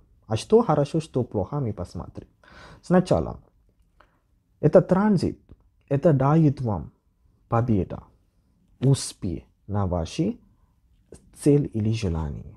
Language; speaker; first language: Russian; non-native, learner; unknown